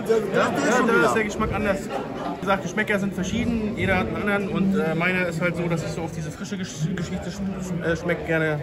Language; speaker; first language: German; native; German